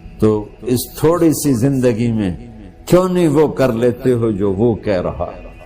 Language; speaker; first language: Urdu; non-native, local second language; Punjabi